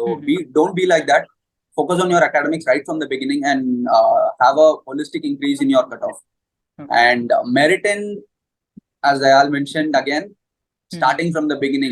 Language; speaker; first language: English; non-native, local second language; Hindi